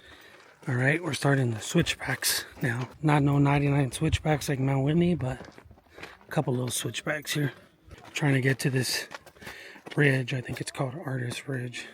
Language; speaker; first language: English; native; English